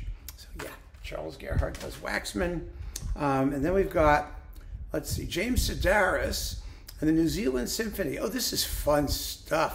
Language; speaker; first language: English; native; English